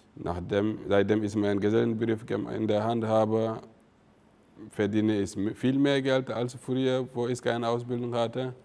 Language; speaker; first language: German; non-native, fluent; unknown